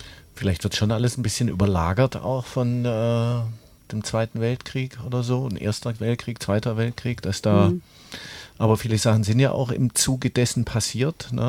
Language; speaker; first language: German; native; German